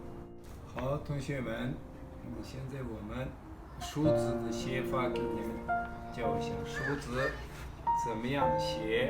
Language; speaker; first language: Chinese; non-native, fluent; Kazakh